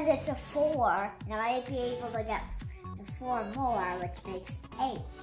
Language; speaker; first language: English; native; English